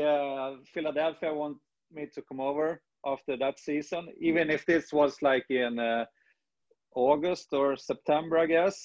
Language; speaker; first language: English; non-native, fluent; Swedish